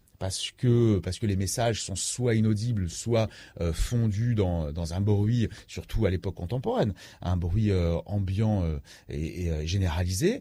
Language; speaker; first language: French; native; French